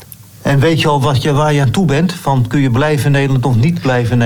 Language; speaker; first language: Dutch; native; Dutch